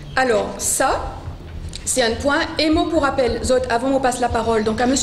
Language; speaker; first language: French; non-native, local second language; Morisyen